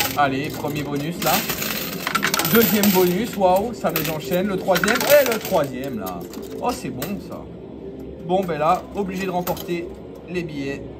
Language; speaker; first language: French; native; French